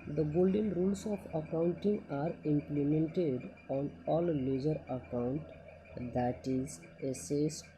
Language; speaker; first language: English; non-native, local second language; Nepali